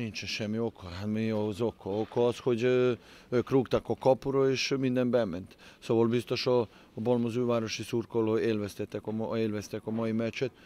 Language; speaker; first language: Hungarian; non-native, fluent; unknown